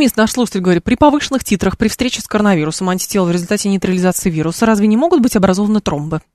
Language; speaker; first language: Russian; native; Russian